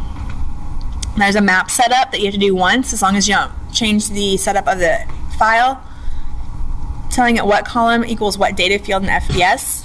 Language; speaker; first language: English; native; English